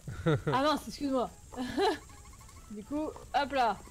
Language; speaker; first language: French; native; French